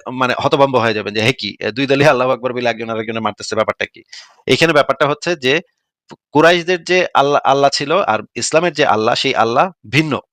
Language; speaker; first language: Bangla; native; Bangla